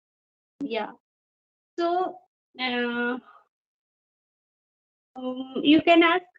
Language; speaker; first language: English; non-native, fluent; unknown